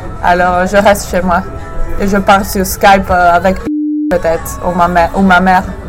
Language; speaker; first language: French; non-native, fluent; English